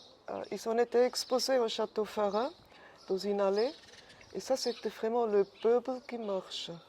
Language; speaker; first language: French; non-native, fluent; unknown